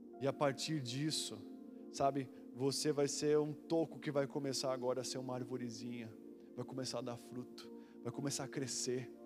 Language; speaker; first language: Portuguese; native; Portuguese